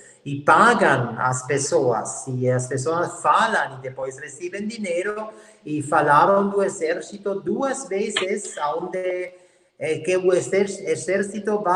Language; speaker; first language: Portuguese; non-native, learner; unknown